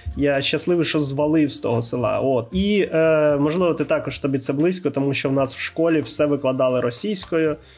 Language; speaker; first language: Ukrainian; non-native, local second language; Russian